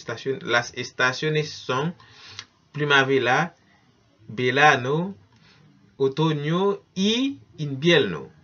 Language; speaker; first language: Spanish; non-native, learner; Haitian Creole